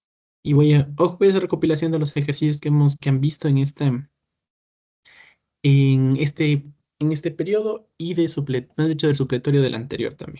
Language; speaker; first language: Spanish; native; Spanish